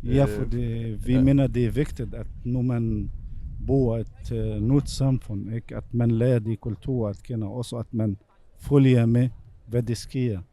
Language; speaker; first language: Danish; non-native, fluent; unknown